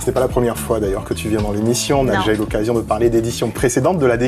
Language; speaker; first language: French; native; French